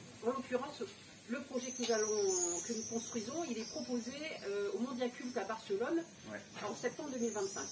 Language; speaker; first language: French; native; French